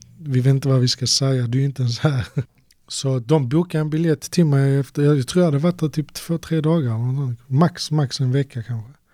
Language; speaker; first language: Swedish; native; Swedish